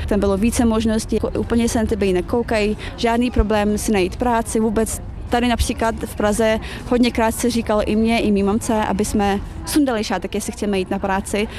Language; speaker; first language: Czech; early bilingual, other home language; Chechen